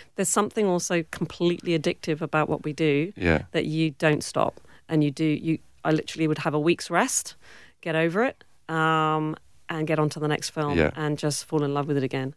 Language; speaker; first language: English; native; English